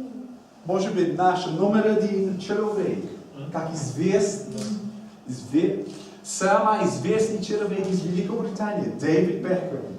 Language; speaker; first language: Russian; non-native, learner; English